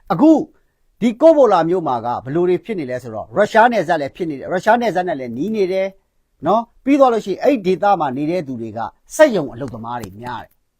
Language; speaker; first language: Burmese; non-native, local second language; Kachin